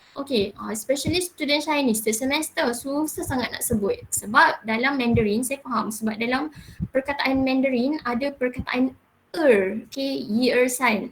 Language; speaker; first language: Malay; native; Malay